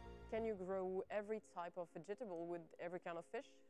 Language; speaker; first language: English; non-native, fluent; French